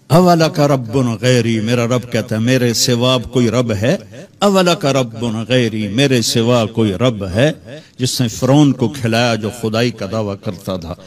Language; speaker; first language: Urdu; non-native, local second language; Punjabi